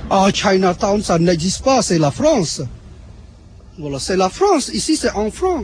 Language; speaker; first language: French; non-native, learner; Khmer